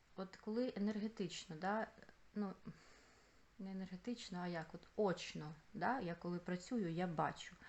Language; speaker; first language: Ukrainian; non-native, local second language; Russian